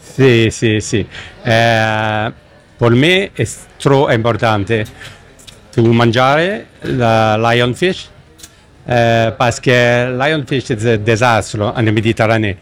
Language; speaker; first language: Italian; non-native, learner; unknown